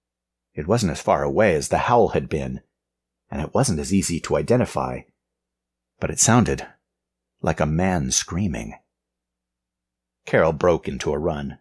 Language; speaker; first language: English; native; English